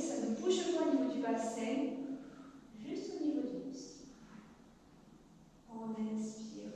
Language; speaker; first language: French; native; French